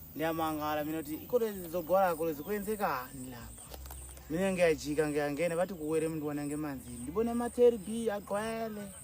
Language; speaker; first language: Zulu; non-native, fluent; Tsonga